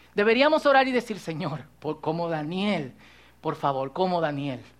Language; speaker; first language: Spanish; native; Spanish